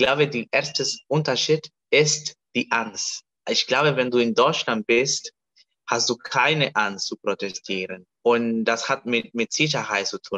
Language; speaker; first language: German; non-native, fluent; Spanish